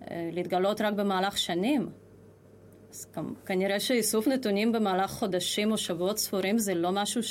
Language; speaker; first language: Hebrew; non-native, fluent; Russian